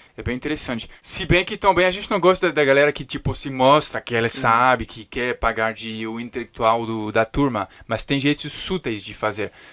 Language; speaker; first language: Portuguese; non-native, fluent; French